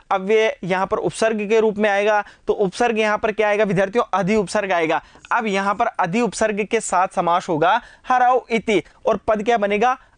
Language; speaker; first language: Hindi; native; Hindi